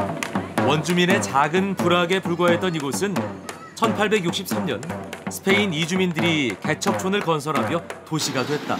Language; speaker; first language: Korean; native; Korean